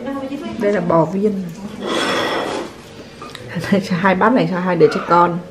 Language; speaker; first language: Vietnamese; native; Vietnamese